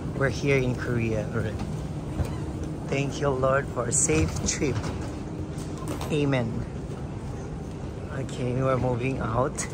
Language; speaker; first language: English; non-native, learner; Filipino